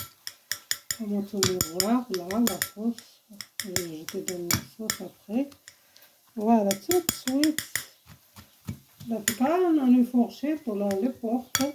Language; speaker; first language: French; non-native, learner; Arabic